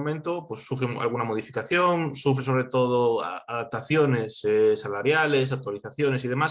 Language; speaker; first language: Spanish; native; Spanish